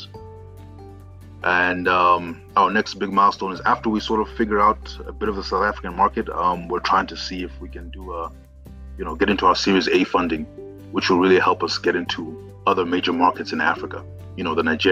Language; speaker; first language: English; non-native, local second language; Shona